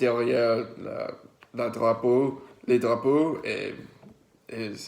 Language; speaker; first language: French; non-native, learner; English